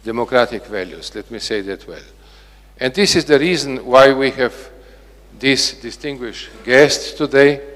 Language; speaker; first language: English; non-native, fluent; Slovenian